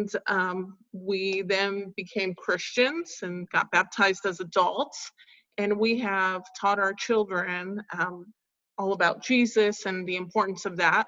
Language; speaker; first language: English; native; English